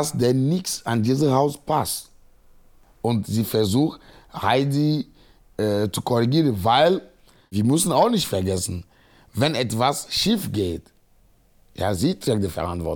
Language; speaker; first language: German; non-native, fluent; Ewe